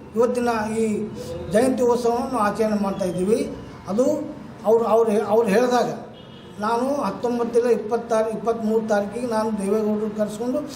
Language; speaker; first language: Kannada; native; Kannada